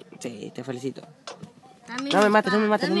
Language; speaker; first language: Spanish; native; Spanish